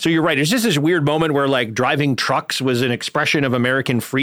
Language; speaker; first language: English; native; English